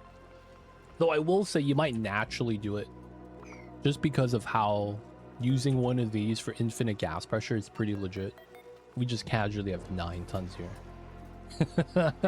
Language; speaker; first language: English; native; English